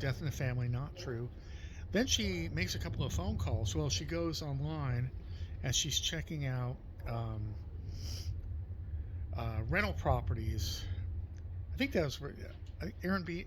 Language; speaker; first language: English; native; English